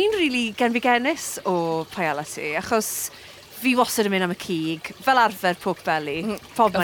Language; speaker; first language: Welsh; native; Welsh